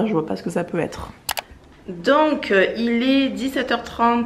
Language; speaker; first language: French; native; French